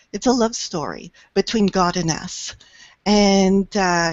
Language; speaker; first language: English; native; English